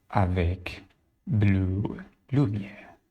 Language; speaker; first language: French; non-native, learner; Arabic